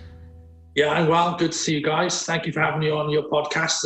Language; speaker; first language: English; native; English